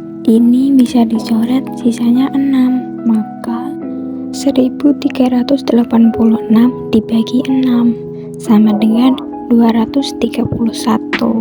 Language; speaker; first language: Indonesian; native; Indonesian